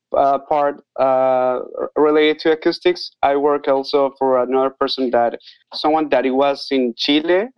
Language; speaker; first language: English; non-native, learner; Spanish